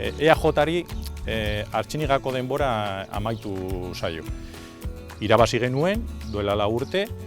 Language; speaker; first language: Basque; non-native, local second language; Spanish